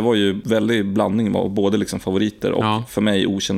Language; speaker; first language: Swedish; native; Swedish